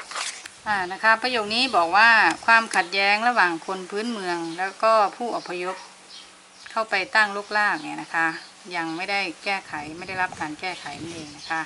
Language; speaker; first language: Thai; native; Thai